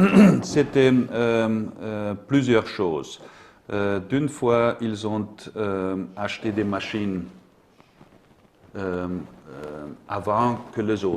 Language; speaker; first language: French; non-native, learner; German